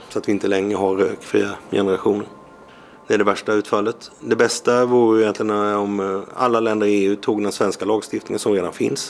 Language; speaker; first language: Swedish; native; Swedish